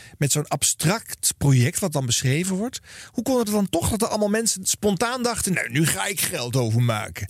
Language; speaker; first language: Dutch; native; Dutch